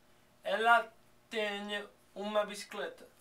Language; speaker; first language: Portuguese; non-native, learner; English